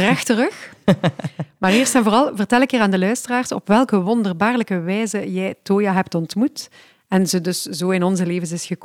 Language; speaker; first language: Dutch; native; Dutch